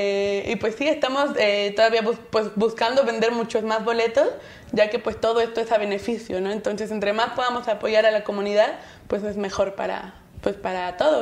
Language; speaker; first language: Spanish; native; Spanish